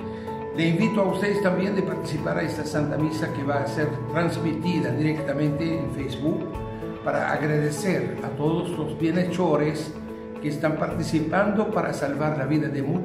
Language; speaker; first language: Spanish; non-native, fluent; Arabic